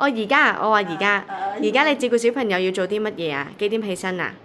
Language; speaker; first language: Chinese; non-native, local second language; Cantonese